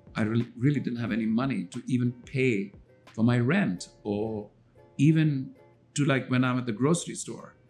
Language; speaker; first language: English; non-native, local second language; Hindi